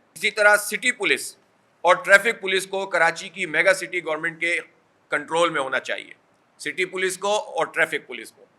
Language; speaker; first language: Urdu; native; Urdu